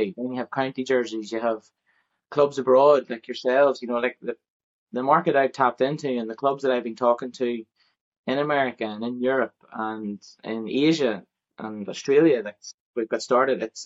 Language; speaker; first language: English; native; English